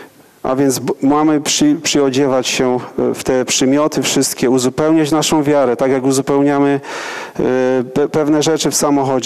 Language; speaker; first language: Polish; native; Polish